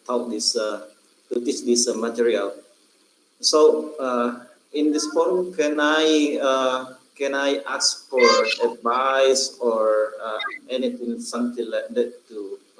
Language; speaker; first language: English; non-native, fluent; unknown